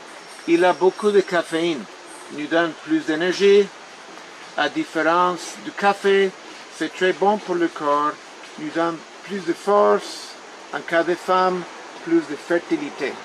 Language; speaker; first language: French; non-native, fluent; Spanish